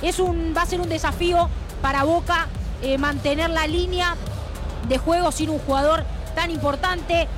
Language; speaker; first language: Spanish; native; Spanish